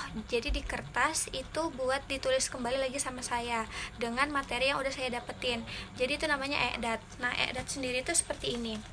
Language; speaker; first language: Indonesian; native; Indonesian